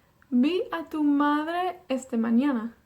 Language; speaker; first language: Spanish; non-native, fluent; Welsh